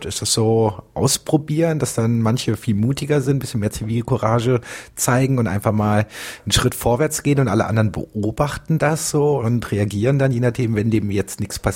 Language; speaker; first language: German; native; German